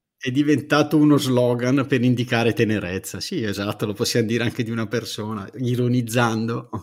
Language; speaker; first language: Italian; native; Italian